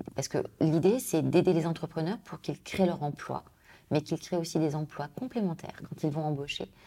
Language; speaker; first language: French; native; French